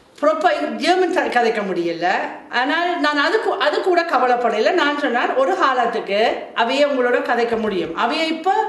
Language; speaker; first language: Tamil; non-native, fluent; German